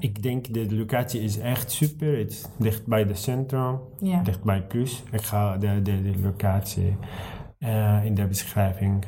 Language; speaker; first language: Dutch; non-native, learner; Arabic